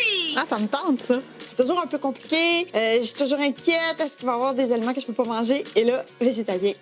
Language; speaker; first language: French; native; French